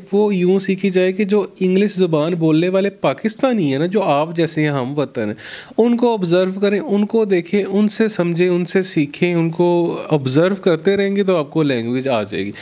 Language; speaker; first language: Urdu; non-native, local second language; Punjabi